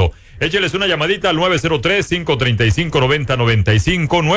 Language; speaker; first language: Spanish; native; Spanish